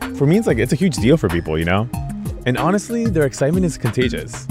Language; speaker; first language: English; native; English